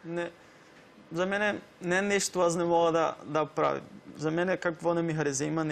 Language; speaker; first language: Bulgarian; non-native, learner; Portuguese